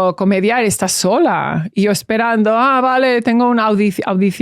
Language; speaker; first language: Spanish; early bilingual, heritage; English